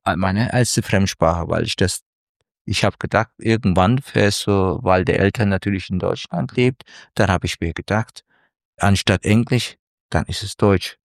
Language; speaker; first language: German; non-native, fluent; Turkish